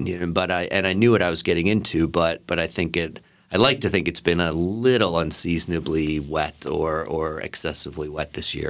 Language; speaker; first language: English; native; English